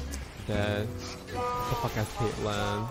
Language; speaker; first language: English; native; English